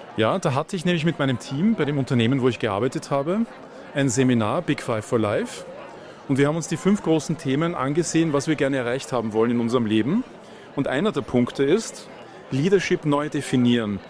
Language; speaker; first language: German; native; German